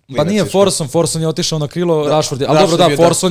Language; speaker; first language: Serbian; native; Serbian